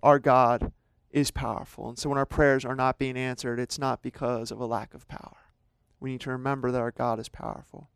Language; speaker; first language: English; native; English